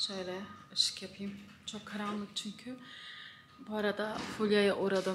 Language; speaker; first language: Turkish; native; Turkish